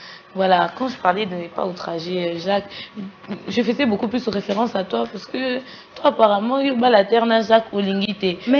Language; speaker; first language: French; non-native, local second language; Lingala